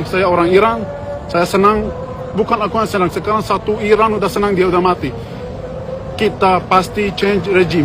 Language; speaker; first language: Indonesian; non-native, learner; Persian